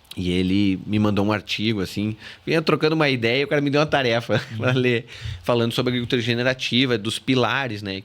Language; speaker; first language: Portuguese; native; Portuguese